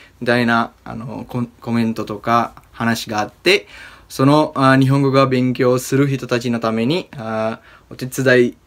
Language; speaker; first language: Japanese; non-native, fluent; Sinhala